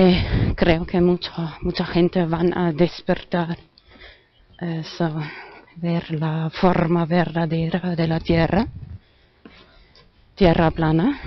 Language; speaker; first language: Spanish; non-native, fluent; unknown